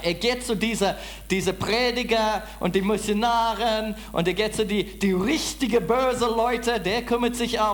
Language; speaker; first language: German; non-native, fluent; English